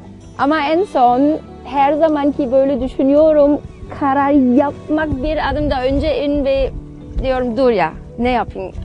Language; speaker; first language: Turkish; non-native, learner; German